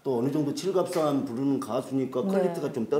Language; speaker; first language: Korean; native; Korean